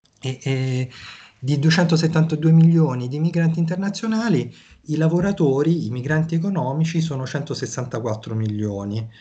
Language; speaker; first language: Italian; native; Italian